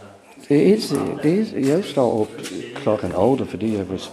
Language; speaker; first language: Danish; non-native, learner; English